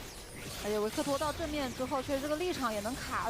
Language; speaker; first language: Chinese; native; Chinese